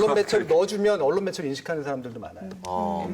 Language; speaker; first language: Korean; native; Korean